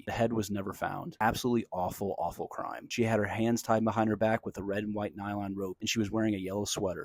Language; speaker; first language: English; native; English